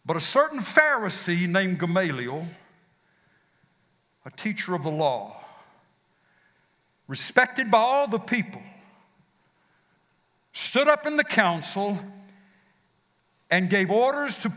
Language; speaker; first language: English; native; English